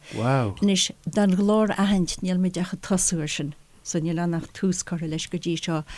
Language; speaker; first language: Irish; native; Irish